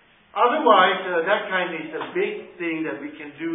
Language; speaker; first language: English; non-native, fluent; Thai